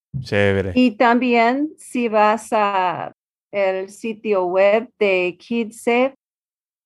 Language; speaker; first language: Spanish; non-native, learner; English